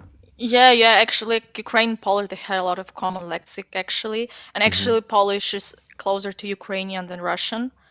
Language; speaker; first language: English; non-native, fluent; Ukrainian